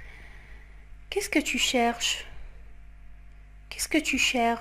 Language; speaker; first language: French; non-native, fluent; Arabic